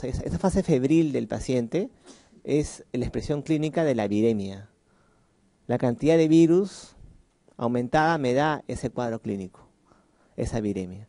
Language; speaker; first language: Spanish; native; Spanish